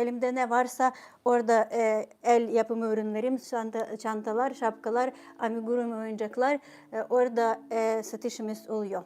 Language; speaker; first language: Turkish; non-native, fluent; Ukrainian